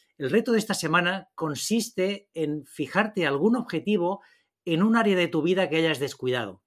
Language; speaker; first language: Spanish; native; Spanish